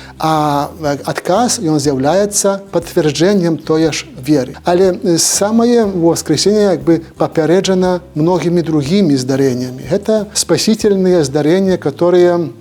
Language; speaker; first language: Belarusian; native; Belarusian